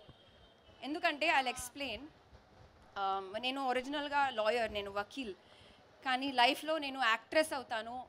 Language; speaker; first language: Telugu; non-native, learner; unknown